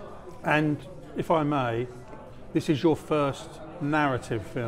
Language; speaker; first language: English; native; English